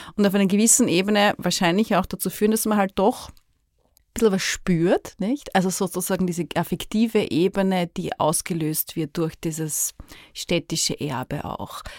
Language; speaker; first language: German; native; German